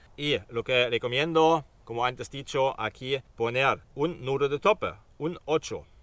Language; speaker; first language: Spanish; non-native, fluent; German